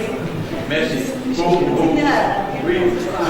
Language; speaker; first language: French; non-native, learner; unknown